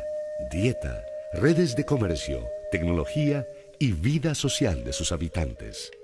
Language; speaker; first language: Spanish; native; Spanish